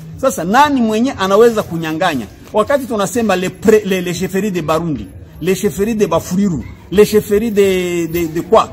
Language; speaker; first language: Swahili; non-native, local second language; Kinyarwanda